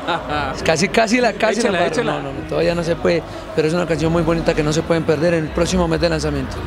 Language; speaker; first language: Spanish; native; Spanish